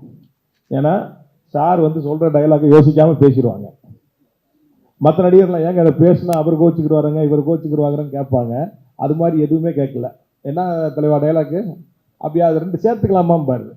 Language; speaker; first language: Tamil; native; Tamil